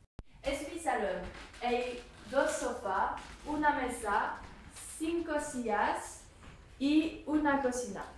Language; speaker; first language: Spanish; non-native, learner; French